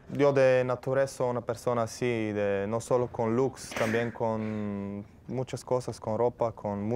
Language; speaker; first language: Portuguese; non-native, learner; Spanish